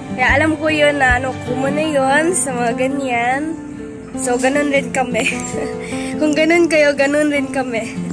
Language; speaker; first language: Filipino; non-native, local second language; Cebuano